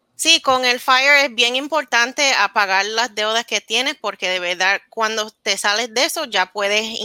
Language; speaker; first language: Spanish; early bilingual, heritage; Spanish